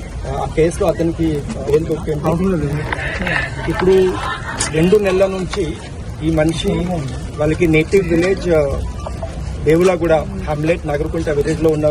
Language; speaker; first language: Telugu; non-native, learner; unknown